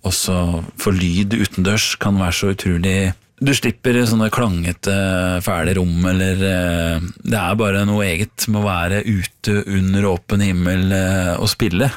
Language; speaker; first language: Norwegian; native; Norwegian